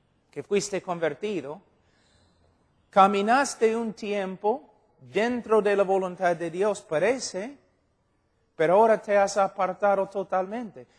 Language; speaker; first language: Spanish; non-native, fluent; English